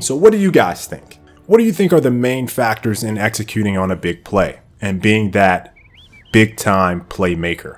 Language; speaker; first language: English; native; English